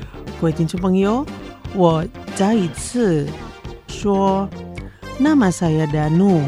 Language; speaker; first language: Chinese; non-native, fluent; Indonesian